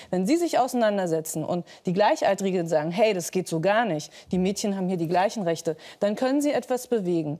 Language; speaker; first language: German; native; German